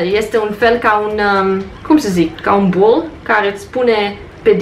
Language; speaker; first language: Romanian; non-native, learner; Dutch